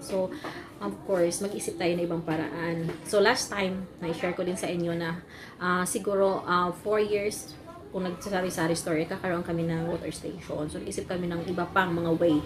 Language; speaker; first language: Filipino; non-native, local second language; Cebuano